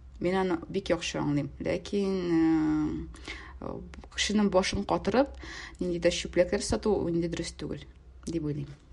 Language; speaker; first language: Tatar; native; Tatar